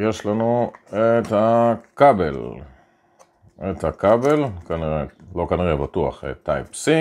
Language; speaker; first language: Hebrew; native; Hebrew